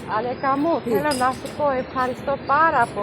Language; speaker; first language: Greek; non-native, learner; Armenian